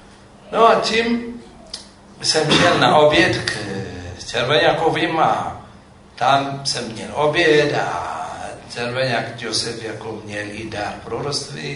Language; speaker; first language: Czech; non-native, fluent; Amharic